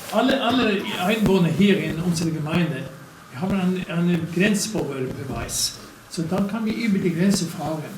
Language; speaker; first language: German; non-native, learner; Norwegian